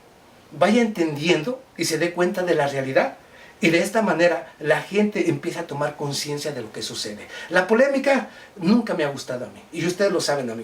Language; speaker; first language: Spanish; native; Spanish